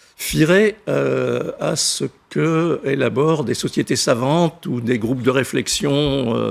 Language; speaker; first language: French; native; French